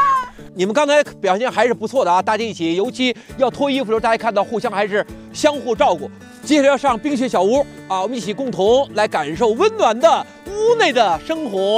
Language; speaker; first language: Chinese; native; Chinese